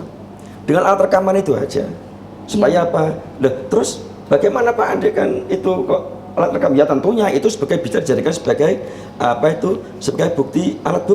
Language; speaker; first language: Indonesian; native; Indonesian